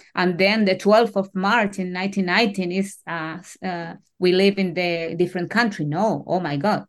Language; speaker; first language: English; non-native, learner; Spanish